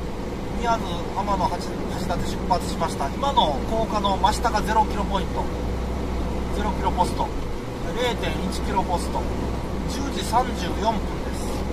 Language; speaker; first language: Japanese; native; Japanese